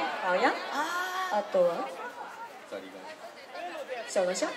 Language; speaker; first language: Chinese; non-native, learner; Japanese